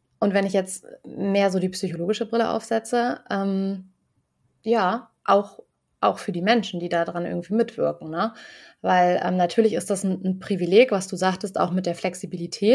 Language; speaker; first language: German; native; German